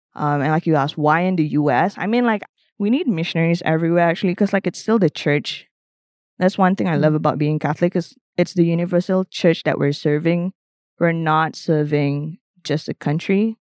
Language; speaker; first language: English; non-native, local second language; Malay